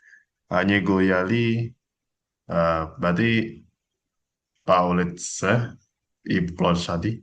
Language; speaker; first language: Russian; non-native, learner; Indonesian